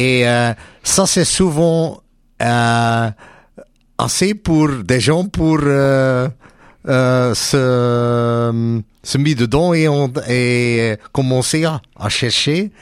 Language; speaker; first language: French; non-native, local second language; Dutch